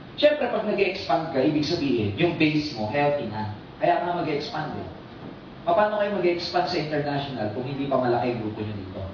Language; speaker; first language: Filipino; native; Filipino